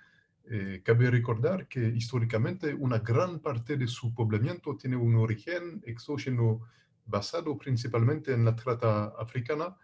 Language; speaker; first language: Spanish; non-native, fluent; French